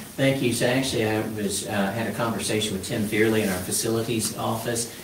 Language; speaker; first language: English; native; English